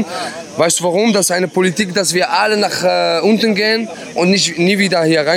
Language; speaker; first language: German; non-native, fluent; Arabic